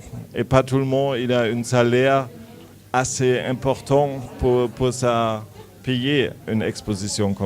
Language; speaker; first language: French; non-native, learner; German